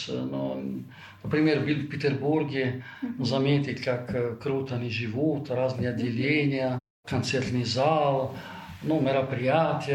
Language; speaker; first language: Russian; non-native, fluent; Italian